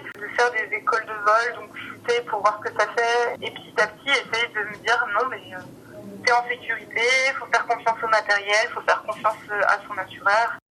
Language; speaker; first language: French; native; French